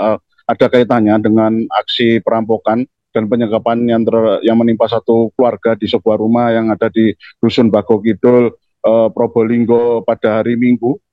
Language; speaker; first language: Indonesian; native; Indonesian